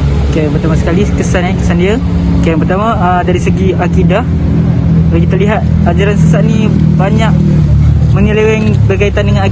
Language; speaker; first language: Malay; native; Malay